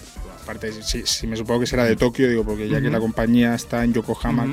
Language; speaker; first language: Spanish; native; Spanish